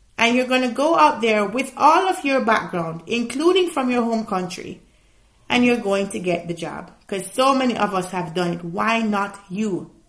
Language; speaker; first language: English; native; English